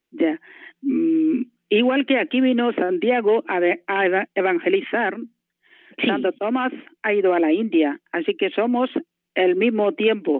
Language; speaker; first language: Spanish; non-native, fluent; Malayalam